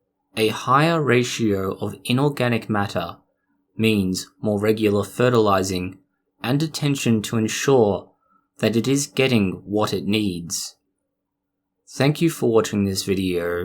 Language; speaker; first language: English; native; English